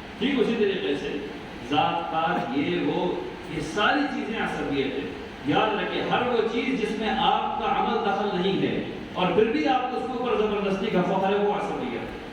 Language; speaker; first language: Urdu; native; Urdu